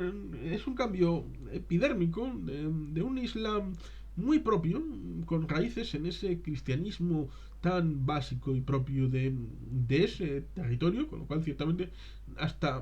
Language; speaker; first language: Spanish; native; Spanish